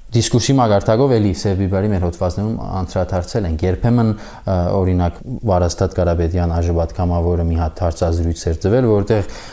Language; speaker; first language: Armenian; native; Armenian